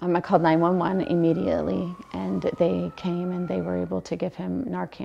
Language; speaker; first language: English; native; English